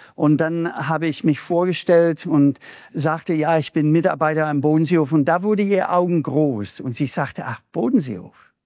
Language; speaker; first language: German; non-native, fluent; English